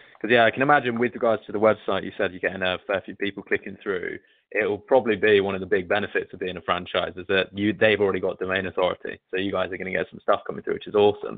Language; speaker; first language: English; native; English